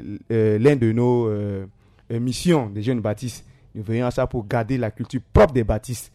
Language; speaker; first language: French; non-native, local second language; Sango